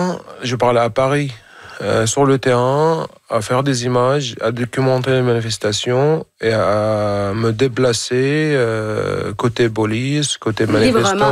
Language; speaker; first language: French; non-native, fluent; Arabic